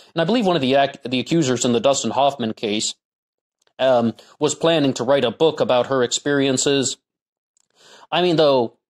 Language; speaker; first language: English; native; English